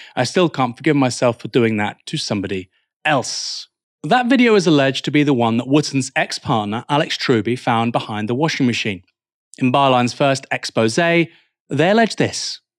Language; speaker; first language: English; native; English